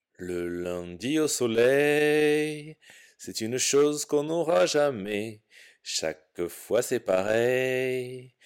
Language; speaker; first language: French; native; French